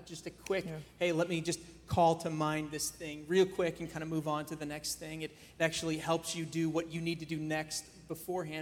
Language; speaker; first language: English; native; English